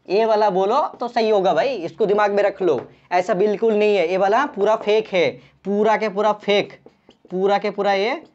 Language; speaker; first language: Hindi; non-native, local second language; Bangla